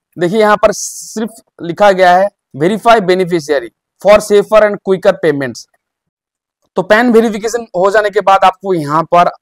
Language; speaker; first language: Hindi; native; Hindi